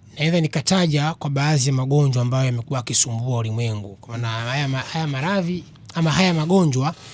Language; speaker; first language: Swahili; native; Swahili